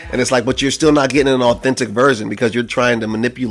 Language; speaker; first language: English; native; English